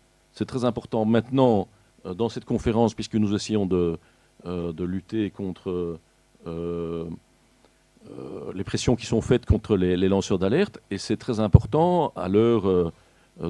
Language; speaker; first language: French; native; French